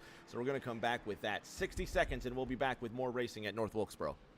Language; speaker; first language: English; native; English